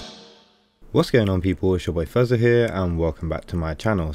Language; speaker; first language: English; native; English